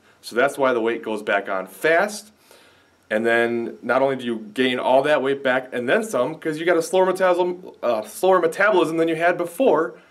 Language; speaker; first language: English; native; English